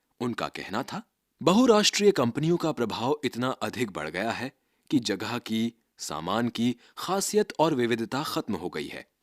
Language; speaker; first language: Hindi; native; Hindi